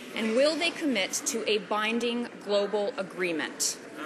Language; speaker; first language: English; native; English